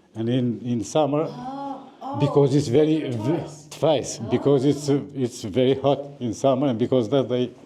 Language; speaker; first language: English; non-native, learner; Albanian